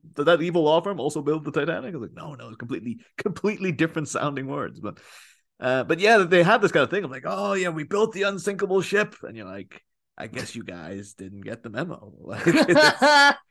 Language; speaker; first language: English; native; English